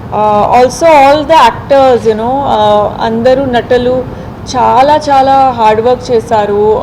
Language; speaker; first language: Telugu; non-native, fluent; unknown